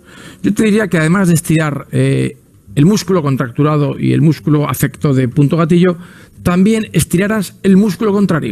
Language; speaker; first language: Spanish; native; Spanish